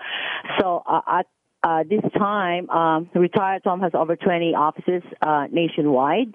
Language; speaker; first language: English; non-native, local second language; Filipino